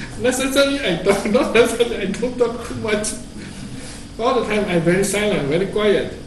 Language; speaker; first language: English; non-native, learner; Burmese